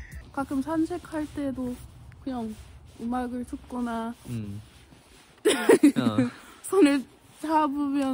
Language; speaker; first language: Korean; non-native, fluent; English